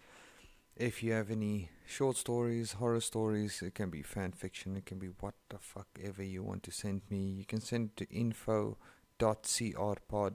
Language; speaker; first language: English; non-native, local second language; Afrikaans